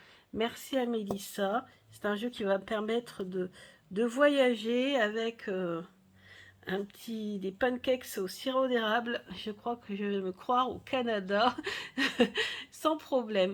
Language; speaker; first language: French; native; French